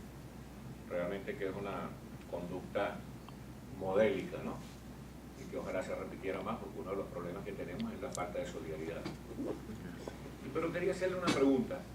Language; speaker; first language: Spanish; native; Spanish